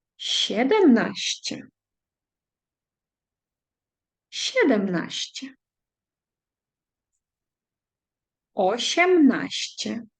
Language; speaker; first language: Polish; non-native, fluent; Ukrainian